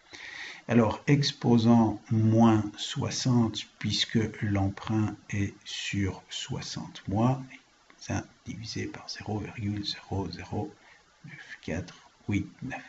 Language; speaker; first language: French; native; French